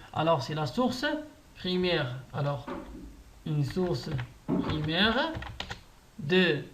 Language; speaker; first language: French; non-native, local second language; Arabic